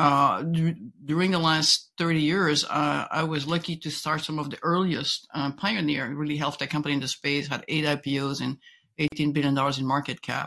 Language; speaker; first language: English; non-native, fluent; French